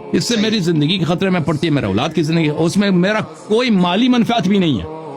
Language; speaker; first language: Urdu; non-native, fluent; Persian